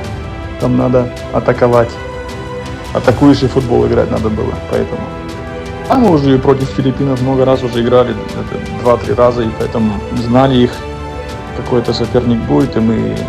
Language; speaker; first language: Russian; early bilingual, heritage; German